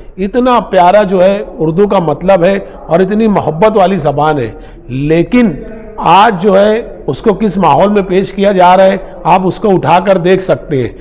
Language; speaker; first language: Urdu; native; Urdu